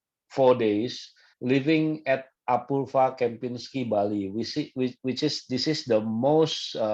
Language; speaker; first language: English; non-native, fluent; Indonesian